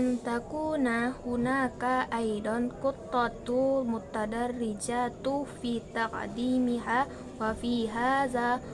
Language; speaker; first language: Arabic; non-native, learner; Indonesian